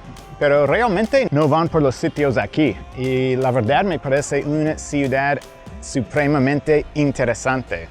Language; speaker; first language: Spanish; non-native, fluent; English